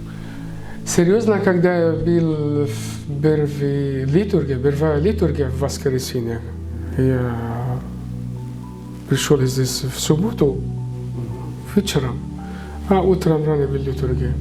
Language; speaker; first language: Russian; non-native, learner; Arabic